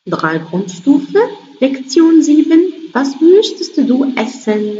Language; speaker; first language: German; non-native, learner; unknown